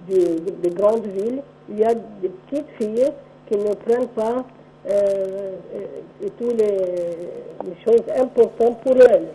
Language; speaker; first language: French; non-native, local second language; Arabic